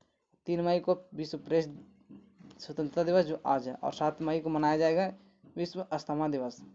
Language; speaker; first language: Hindi; native; Hindi